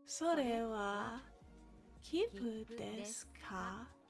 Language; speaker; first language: Japanese; non-native, learner; English